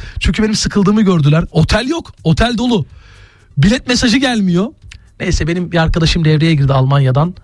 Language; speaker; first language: Turkish; native; Turkish